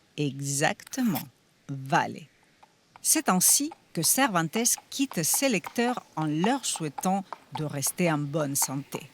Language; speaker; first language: French; non-native, fluent; Spanish